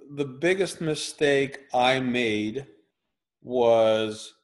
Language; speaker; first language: English; early bilingual, other home language; Russian